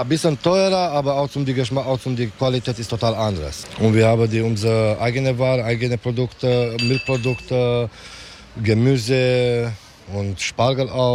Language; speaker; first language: German; non-native, learner; Romanian